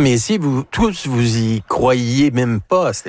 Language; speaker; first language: French; native; French